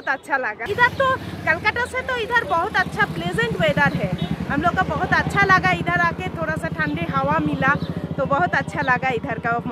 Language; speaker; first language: Hindi; non-native, local second language; Bangla